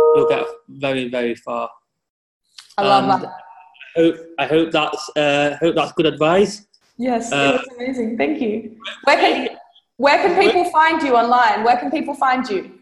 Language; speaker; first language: English; native; English